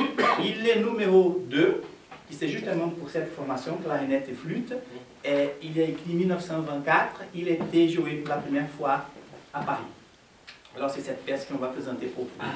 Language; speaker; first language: French; non-native, fluent; Portuguese